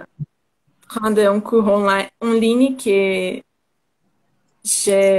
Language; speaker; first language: French; non-native, learner; Portuguese